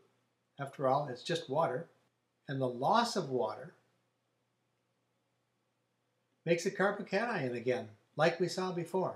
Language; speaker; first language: English; native; English